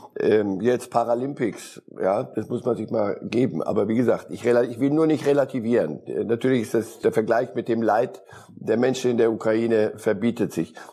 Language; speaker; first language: German; early bilingual, other home language; Polish